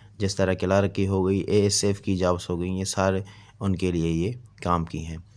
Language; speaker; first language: Urdu; non-native, local second language; Sindhi